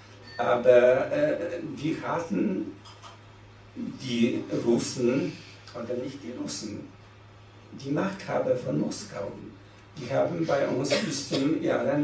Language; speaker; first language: German; non-native, fluent; Polish